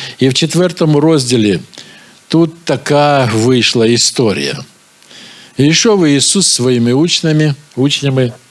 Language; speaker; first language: Ukrainian; non-native, local second language; Russian